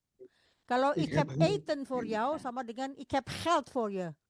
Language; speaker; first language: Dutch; non-native, fluent; Indonesian